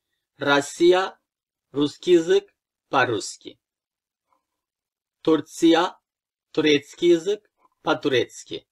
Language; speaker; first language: Russian; non-native, fluent; Turkish